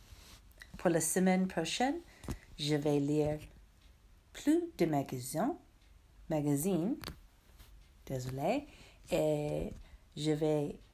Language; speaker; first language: French; non-native, learner; English